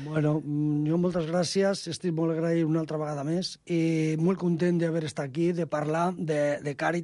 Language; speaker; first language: Catalan; non-native, local second language; Spanish